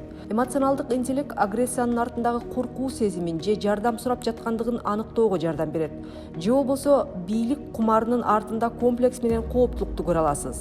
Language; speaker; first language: Kyrgyz; native; Kyrgyz